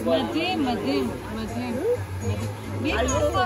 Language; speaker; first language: Hebrew; native; Hebrew